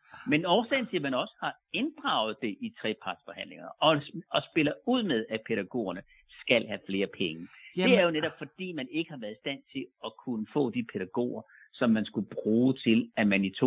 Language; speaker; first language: Danish; native; Danish